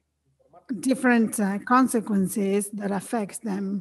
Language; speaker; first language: English; non-native, fluent; Spanish